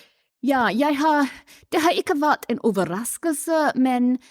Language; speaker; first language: Norwegian; non-native, fluent; English